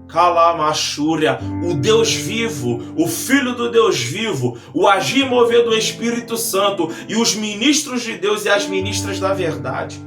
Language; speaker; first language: Portuguese; native; Portuguese